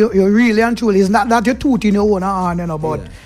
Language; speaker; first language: English; native; English